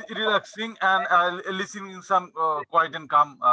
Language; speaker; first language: English; non-native, learner; Bangla